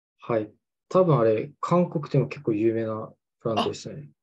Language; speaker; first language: Japanese; non-native, fluent; Korean